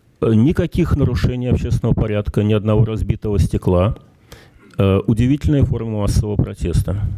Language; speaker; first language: Russian; native; Russian